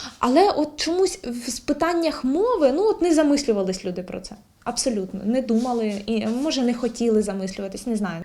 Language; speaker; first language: Ukrainian; native; Ukrainian